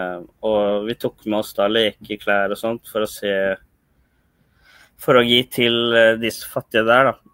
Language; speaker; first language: Norwegian; early bilingual, other home language; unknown